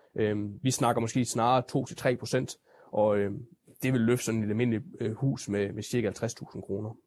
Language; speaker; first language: Danish; native; Danish